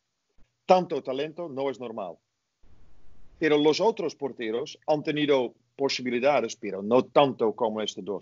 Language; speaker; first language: Spanish; non-native, fluent; Dutch